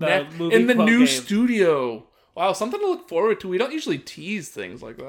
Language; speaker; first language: English; native; English